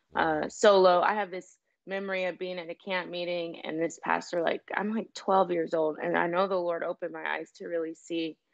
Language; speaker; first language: English; native; English